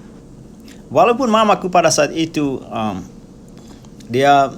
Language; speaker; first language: Indonesian; non-native, local second language; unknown